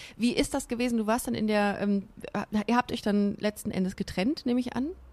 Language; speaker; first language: German; native; German